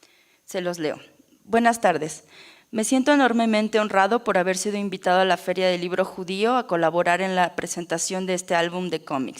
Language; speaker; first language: Spanish; native; Spanish